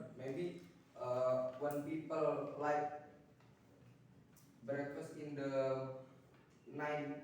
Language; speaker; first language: English; non-native, learner; Indonesian